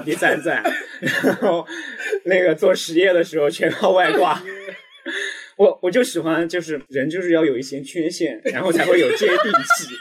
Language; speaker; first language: Chinese; native; Chinese